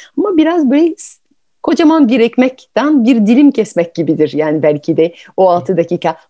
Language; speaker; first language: Turkish; non-native, fluent; French